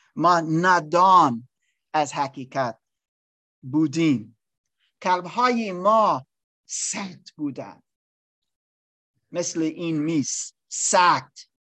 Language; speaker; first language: Persian; non-native, learner; English